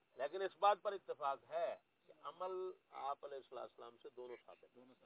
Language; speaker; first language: Urdu; non-native, local second language; Punjabi